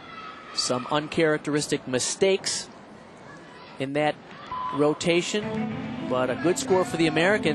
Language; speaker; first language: English; native; English